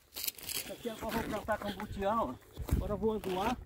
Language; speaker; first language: Portuguese; native; Portuguese